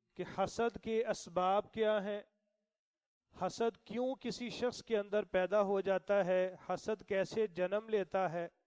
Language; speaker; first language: Urdu; non-native, local second language; Punjabi